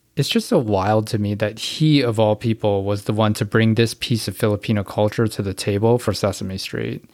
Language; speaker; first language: English; native; English